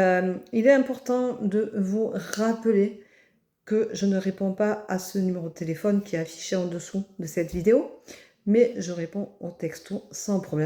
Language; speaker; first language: French; native; French